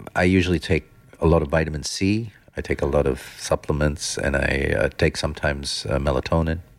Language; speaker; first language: English; non-native, fluent; Dutch